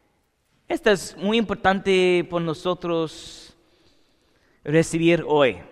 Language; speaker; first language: Spanish; non-native, learner; English